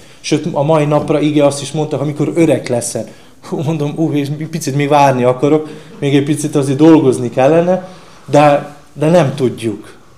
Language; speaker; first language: Hungarian; non-native, fluent; Slovenian